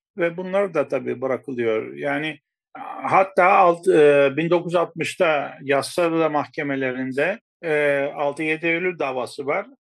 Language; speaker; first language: Turkish; non-native, local second language; Greek